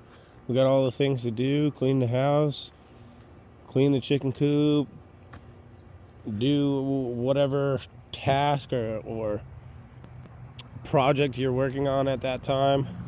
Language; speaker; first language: English; native; English